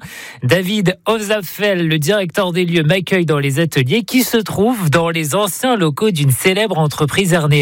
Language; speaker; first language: French; native; French